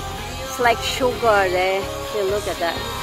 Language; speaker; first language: English; non-native, learner; Filipino